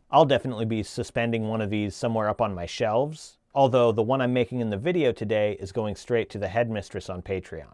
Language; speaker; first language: English; native; English